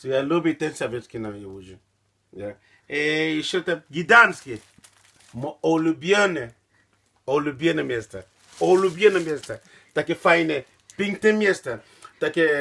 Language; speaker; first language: Polish; non-native, learner; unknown